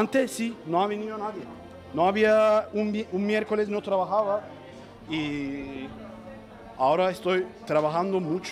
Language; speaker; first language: Spanish; non-native, learner; Turkish